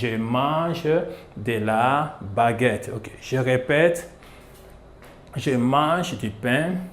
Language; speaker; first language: French; non-native, fluent; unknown